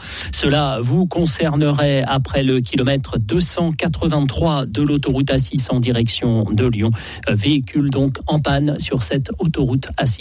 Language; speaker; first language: French; native; French